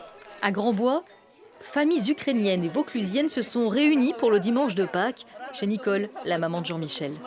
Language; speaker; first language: French; native; French